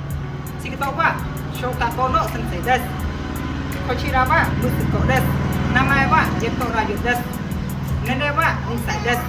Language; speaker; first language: Japanese; non-native, learner; Khmer